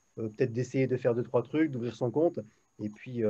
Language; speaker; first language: French; native; French